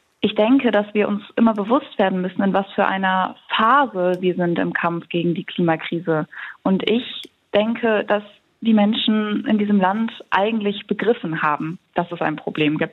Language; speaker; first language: German; native; German